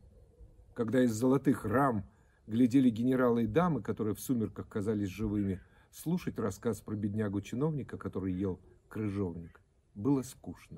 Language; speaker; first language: Russian; native; Russian